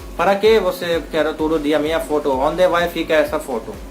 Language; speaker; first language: Portuguese; non-native, learner; Hindi